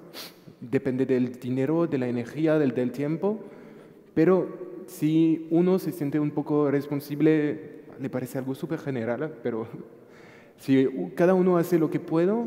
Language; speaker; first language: Spanish; non-native, fluent; French